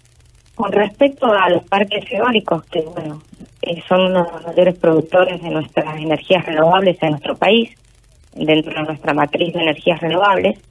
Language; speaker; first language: Spanish; native; Spanish